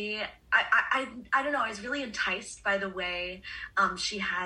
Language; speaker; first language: English; native; English